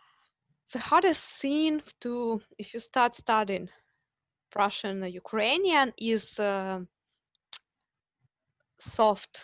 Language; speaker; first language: English; non-native, fluent; Ukrainian